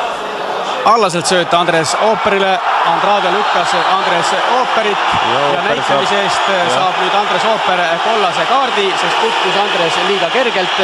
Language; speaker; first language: Estonian; native; Estonian